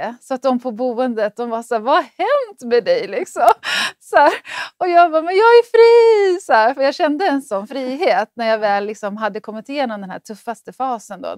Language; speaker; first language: Swedish; native; Swedish